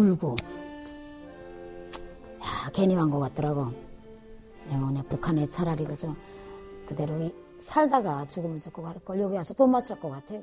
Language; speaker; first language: Korean; native; Korean